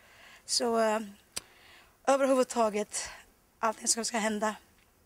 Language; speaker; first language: Swedish; non-native, fluent; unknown